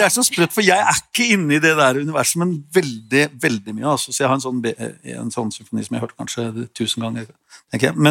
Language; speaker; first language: Norwegian; native; Norwegian